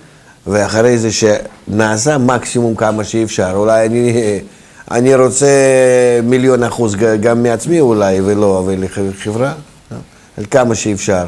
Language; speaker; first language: Hebrew; non-native, fluent; Russian